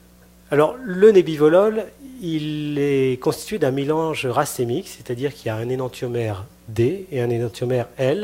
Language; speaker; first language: French; native; French